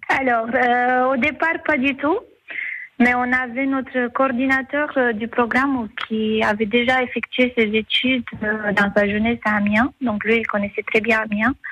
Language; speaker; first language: French; non-native, fluent; Romanian